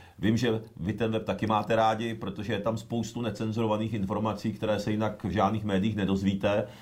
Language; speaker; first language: Czech; early bilingual, other home language; Japanese